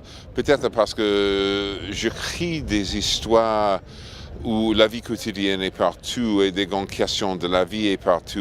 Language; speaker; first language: French; non-native, fluent; English